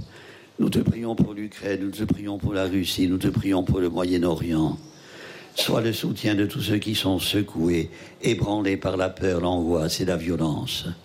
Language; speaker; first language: French; native; French